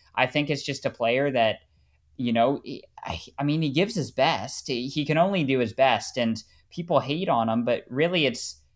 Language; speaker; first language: English; native; English